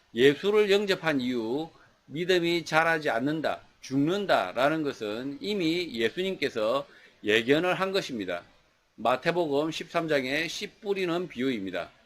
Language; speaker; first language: Korean; native; Korean